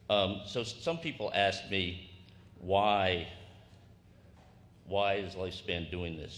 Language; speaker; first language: English; native; English